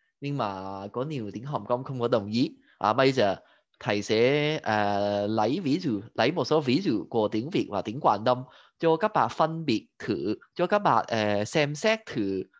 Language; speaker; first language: Vietnamese; non-native, fluent; Cantonese